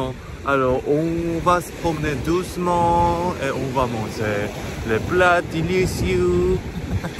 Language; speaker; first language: French; non-native, fluent; Korean